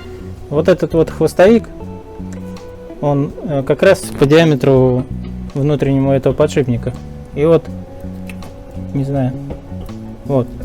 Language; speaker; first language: Russian; native; Russian